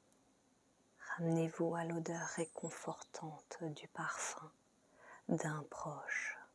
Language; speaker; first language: French; native; French